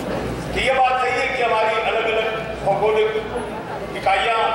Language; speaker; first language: Hindi; native; Hindi